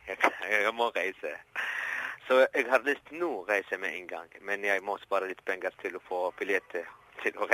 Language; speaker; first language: Norwegian; non-native, learner; Arabic